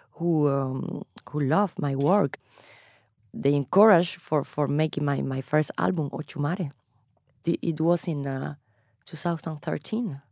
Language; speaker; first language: English; non-native, fluent; Spanish